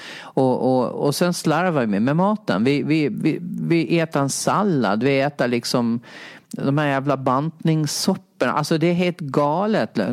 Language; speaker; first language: Swedish; native; Swedish